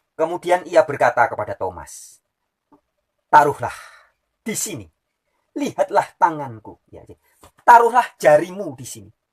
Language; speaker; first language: Indonesian; native; Indonesian